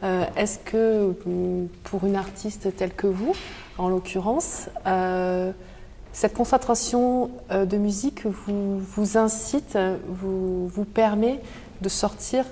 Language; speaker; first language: French; native; French